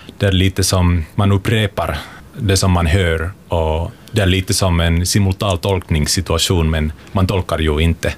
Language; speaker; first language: Swedish; non-native, local second language; Finnish